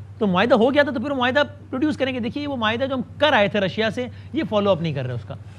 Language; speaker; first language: Urdu; native; Urdu